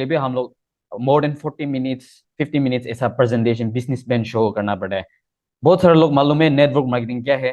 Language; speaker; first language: Hindi; non-native, local second language; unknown